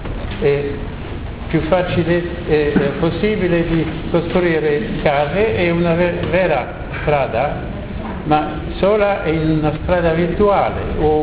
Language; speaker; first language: Italian; non-native, learner; French